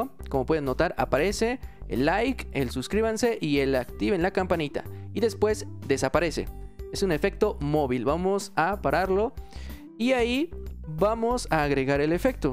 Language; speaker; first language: Spanish; native; Spanish